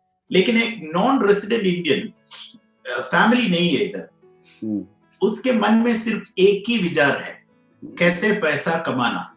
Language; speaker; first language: Hindi; non-native, local second language; Malayalam